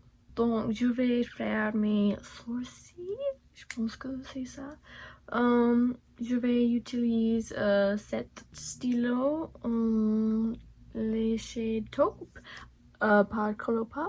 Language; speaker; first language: French; non-native, learner; English